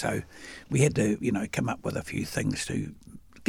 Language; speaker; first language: English; native; English